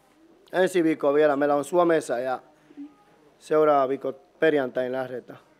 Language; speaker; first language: Finnish; non-native, learner; Spanish